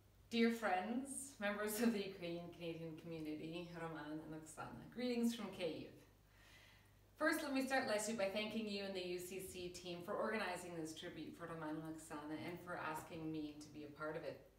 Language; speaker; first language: English; early bilingual, other home language; Ukrainian